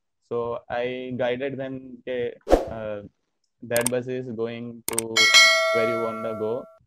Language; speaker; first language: English; non-native, learner; Hindi